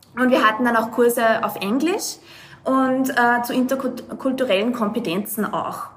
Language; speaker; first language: German; native; German